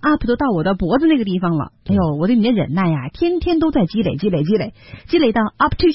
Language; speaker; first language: Chinese; native; Chinese